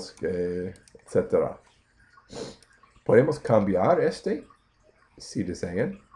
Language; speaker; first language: Spanish; non-native, fluent; English